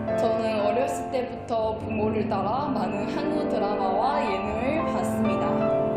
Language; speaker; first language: Korean; non-native, fluent; Chinese